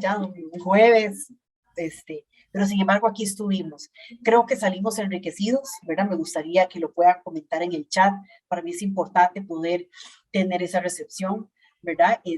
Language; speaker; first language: Spanish; native; Spanish